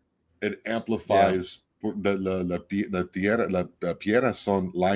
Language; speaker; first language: English; native; English